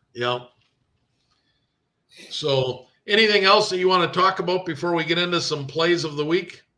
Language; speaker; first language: English; native; English